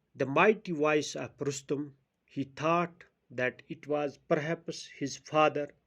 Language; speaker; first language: English; non-native, local second language; Urdu